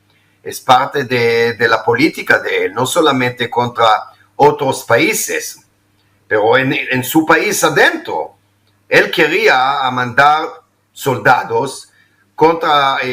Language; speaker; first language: Spanish; non-native, fluent; Hebrew